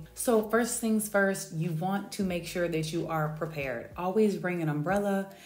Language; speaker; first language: English; native; English